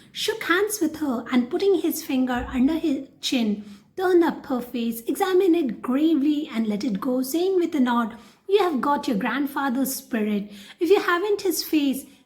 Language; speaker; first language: English; non-native, local second language; Hindi